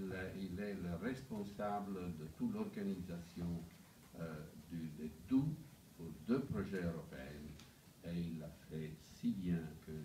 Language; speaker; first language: French; non-native, fluent; Italian